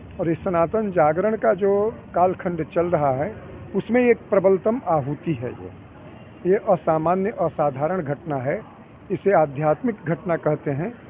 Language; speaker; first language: Hindi; native; Hindi